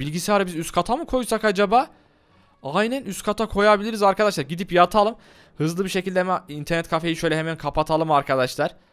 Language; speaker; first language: Turkish; native; Turkish